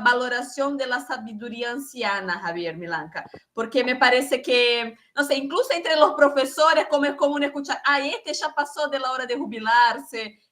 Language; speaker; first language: Spanish; non-native, fluent; Portuguese